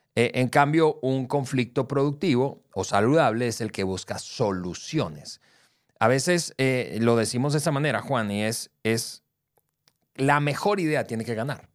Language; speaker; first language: Spanish; native; Spanish